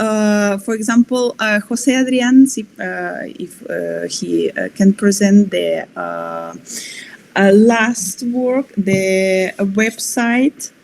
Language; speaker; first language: English; non-native, learner; Spanish